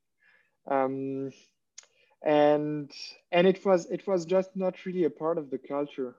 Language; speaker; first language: English; non-native, fluent; French